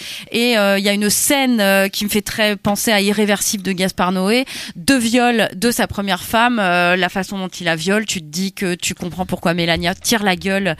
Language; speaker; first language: French; native; French